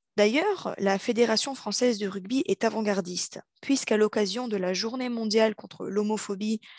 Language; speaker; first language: French; native; French